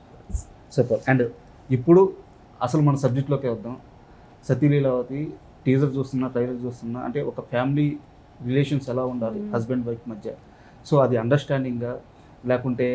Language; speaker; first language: Telugu; native; Telugu